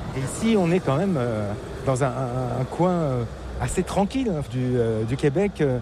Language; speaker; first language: French; native; French